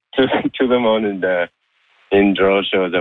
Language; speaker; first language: French; non-native, local second language; English